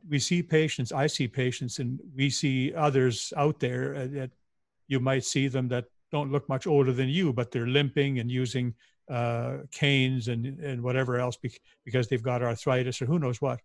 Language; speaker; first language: English; native; English